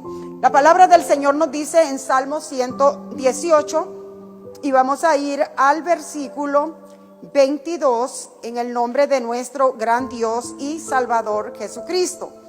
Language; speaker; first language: Spanish; native; Spanish